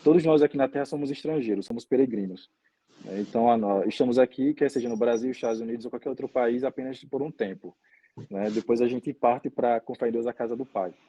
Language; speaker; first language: Portuguese; native; Portuguese